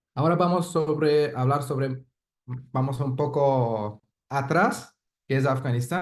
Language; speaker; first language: Spanish; non-native, fluent; Persian